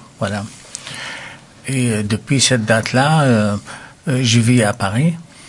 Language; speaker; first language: French; non-native, local second language; Arabic